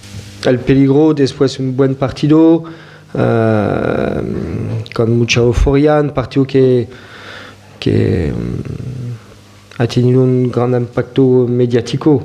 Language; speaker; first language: Spanish; non-native, fluent; French